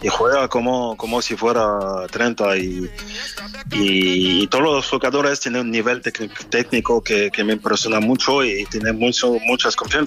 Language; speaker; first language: Spanish; non-native, fluent; French